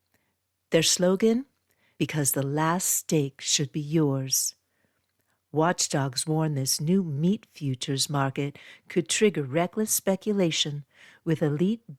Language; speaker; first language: English; native; English